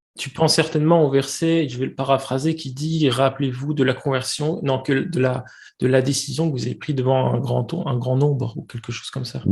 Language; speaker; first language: French; native; French